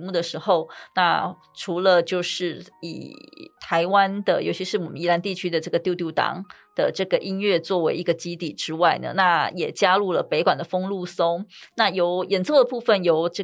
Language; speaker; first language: Chinese; native; Chinese